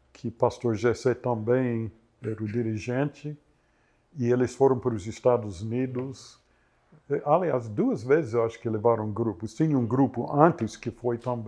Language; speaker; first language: Portuguese; non-native, fluent; English